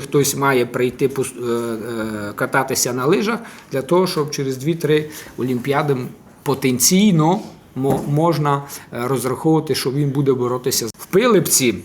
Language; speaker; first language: Ukrainian; native; Ukrainian